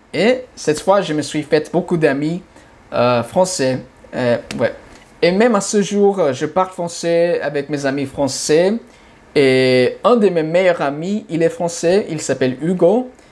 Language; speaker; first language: French; non-native, fluent; English